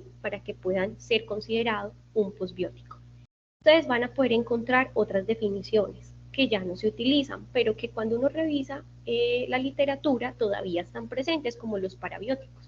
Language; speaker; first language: Spanish; native; Spanish